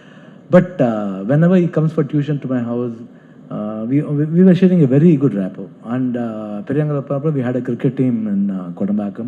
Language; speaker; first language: Tamil; non-native, fluent; Kannada